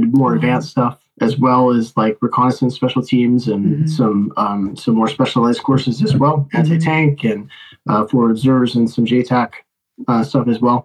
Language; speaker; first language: English; native; English